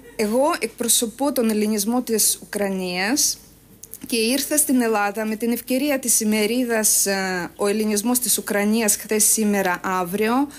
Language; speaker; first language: Greek; non-native, fluent; Ukrainian